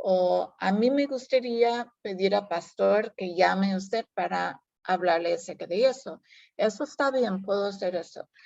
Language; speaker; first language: Spanish; non-native, fluent; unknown